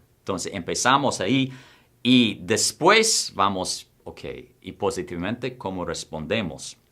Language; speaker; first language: Spanish; non-native, fluent; English